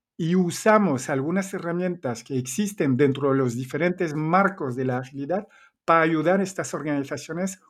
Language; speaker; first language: Spanish; non-native, fluent; French